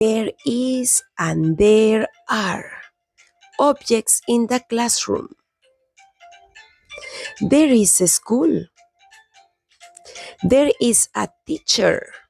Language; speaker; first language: English; non-native, fluent; Spanish